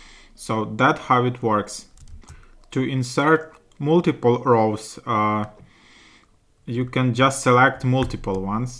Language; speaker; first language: English; non-native, fluent; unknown